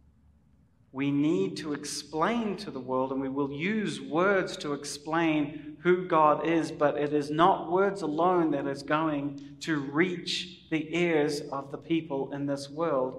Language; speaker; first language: English; native; English